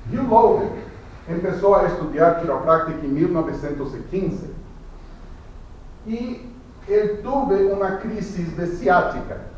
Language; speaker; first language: Spanish; non-native, fluent; Portuguese